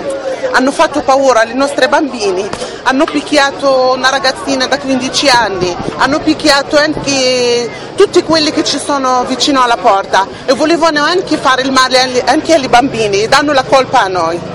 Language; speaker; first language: Italian; non-native, learner; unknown